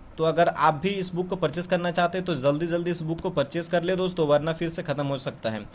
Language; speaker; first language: Hindi; native; Hindi